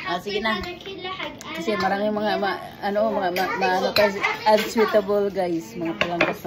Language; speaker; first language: Filipino; non-native, local second language; Bikol